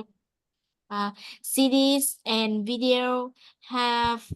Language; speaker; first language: English; non-native, learner; Vietnamese